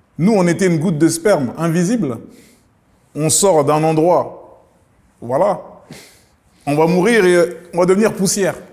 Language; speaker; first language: French; early bilingual, other home language; Lingala